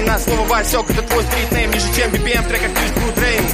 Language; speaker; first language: Russian; native; Russian